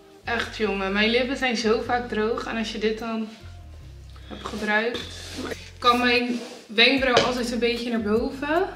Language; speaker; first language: Dutch; native; Dutch